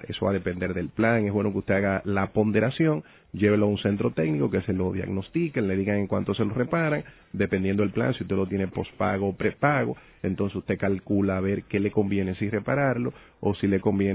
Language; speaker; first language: Spanish; native; Spanish